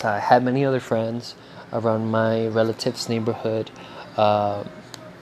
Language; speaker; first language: English; non-native, fluent; Spanish